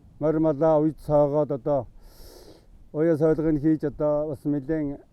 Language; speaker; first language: Mongolian; native; Mongolian